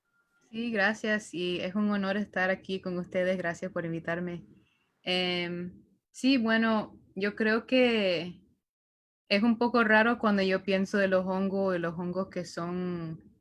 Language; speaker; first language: Spanish; early bilingual, heritage; Spanish